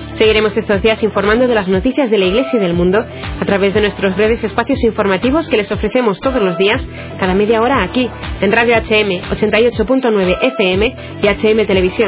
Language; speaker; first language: Spanish; native; Spanish